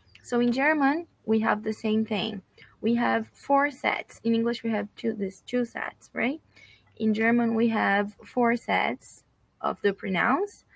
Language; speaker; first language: English; non-native, fluent; Portuguese